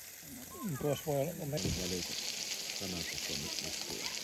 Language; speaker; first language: Finnish; native; Finnish